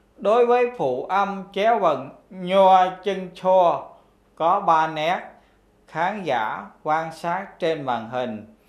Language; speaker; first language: Vietnamese; non-native, local second language; Khmer